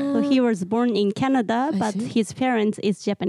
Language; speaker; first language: English; non-native, learner; Japanese